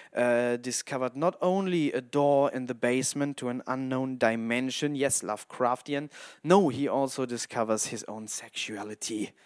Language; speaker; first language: English; non-native, fluent; German